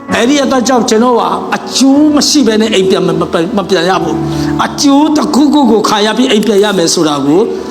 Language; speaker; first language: Burmese; non-native, local second language; Tedim Chin